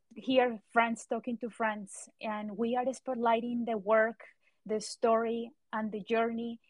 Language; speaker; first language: English; non-native, fluent; Spanish